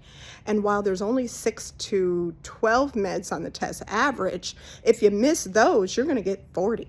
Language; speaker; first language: English; native; English